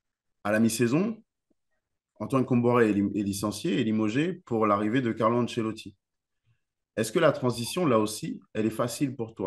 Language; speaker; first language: French; native; French